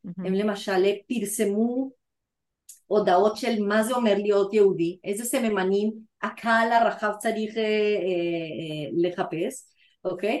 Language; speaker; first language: Hebrew; non-native, fluent; Spanish